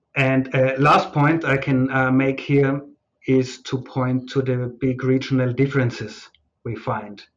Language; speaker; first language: English; non-native, fluent; German